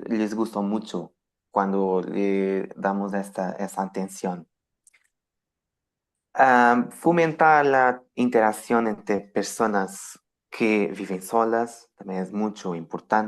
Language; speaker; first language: Spanish; non-native, fluent; Portuguese